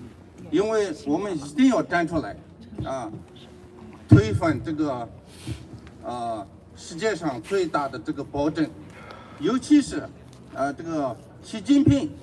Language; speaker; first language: Chinese; non-native, local second language; Tibetan